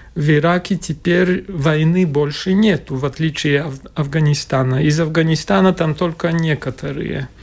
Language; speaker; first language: Russian; non-native, local second language; Latvian